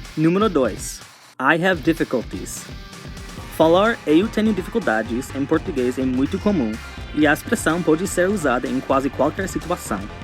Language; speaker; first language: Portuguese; non-native, fluent; English